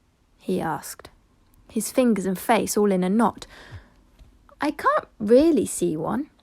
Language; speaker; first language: English; native; English